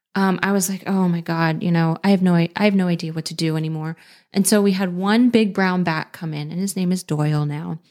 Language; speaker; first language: English; native; English